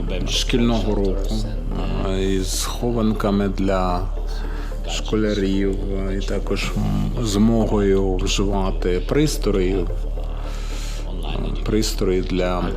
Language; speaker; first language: Ukrainian; non-native, local second language; Russian